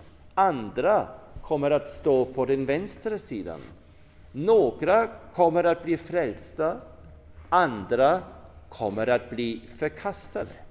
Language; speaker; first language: Swedish; non-native, fluent; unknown